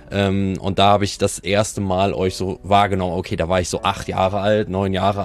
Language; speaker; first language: German; native; German